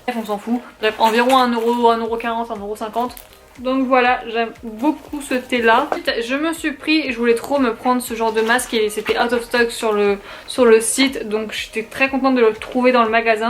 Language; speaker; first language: French; native; French